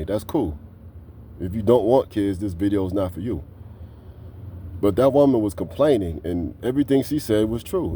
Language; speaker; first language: English; native; English